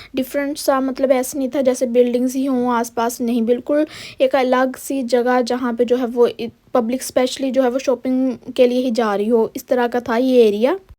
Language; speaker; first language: Urdu; native; Urdu